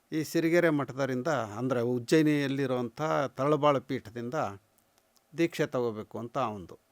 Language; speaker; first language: Kannada; native; Kannada